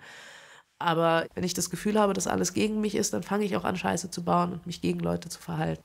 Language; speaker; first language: German; native; German